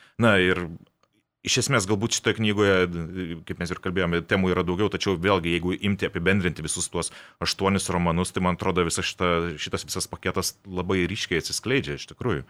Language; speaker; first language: Lithuanian; native; Lithuanian